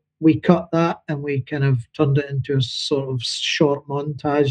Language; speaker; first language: English; native; English